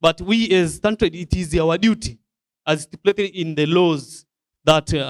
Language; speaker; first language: English; non-native, local second language; Swahili